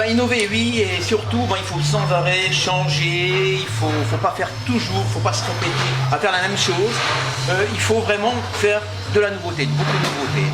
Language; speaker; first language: French; native; French